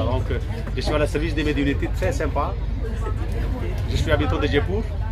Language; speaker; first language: French; non-native, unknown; Hindi